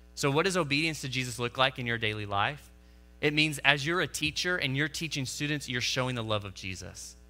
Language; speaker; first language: English; native; English